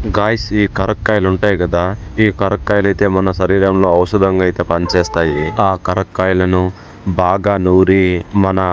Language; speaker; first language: Telugu; non-native, local second language; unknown